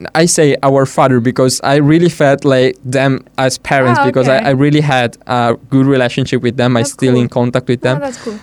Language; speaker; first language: English; non-native, fluent; Italian